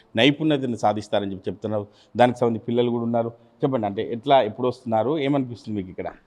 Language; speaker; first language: Telugu; native; Telugu